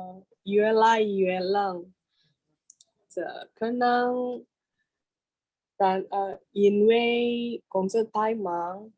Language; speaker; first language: Chinese; non-native, fluent; Indonesian